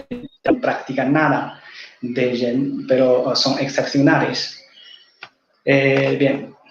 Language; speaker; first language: Spanish; non-native, fluent; Chinese